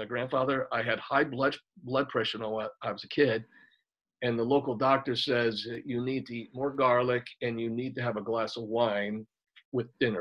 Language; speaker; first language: English; native; English